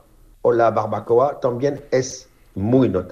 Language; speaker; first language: Spanish; non-native, fluent; French